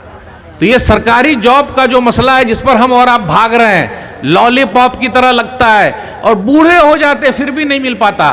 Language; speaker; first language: Hindi; native; Hindi